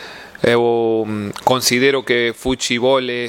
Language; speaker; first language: Portuguese; non-native, learner; Spanish